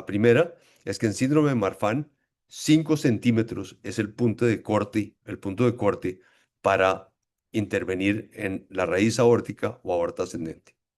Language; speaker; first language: Spanish; native; Spanish